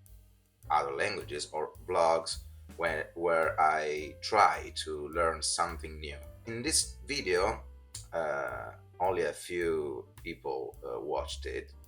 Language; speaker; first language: English; non-native, fluent; Italian